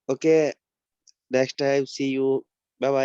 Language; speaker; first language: English; non-native, learner; Urdu